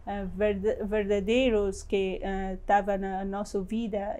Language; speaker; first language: Portuguese; non-native, learner; Persian